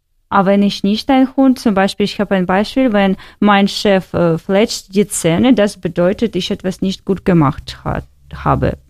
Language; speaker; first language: German; non-native, learner; Russian